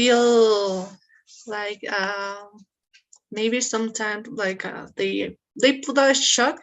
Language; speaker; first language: English; non-native, learner; Spanish